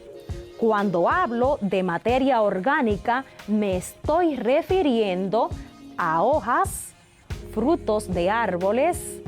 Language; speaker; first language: Spanish; native; Spanish